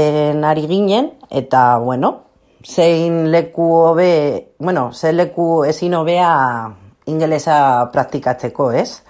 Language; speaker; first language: Basque; non-native, local second language; Spanish